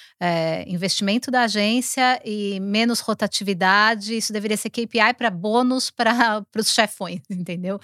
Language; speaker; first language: Portuguese; native; Portuguese